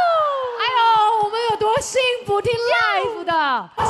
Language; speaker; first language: Chinese; native; Chinese